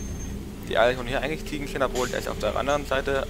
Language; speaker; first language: German; native; German